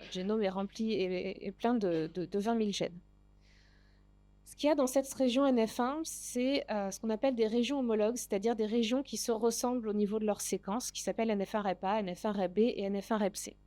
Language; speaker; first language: French; native; French